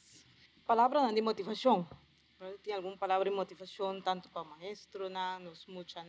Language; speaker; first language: Portuguese; non-native, learner; Papiamento